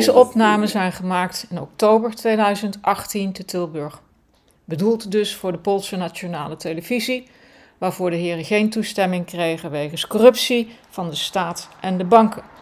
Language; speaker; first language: Dutch; native; Dutch